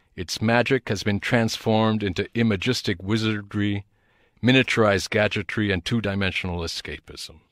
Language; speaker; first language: English; native; English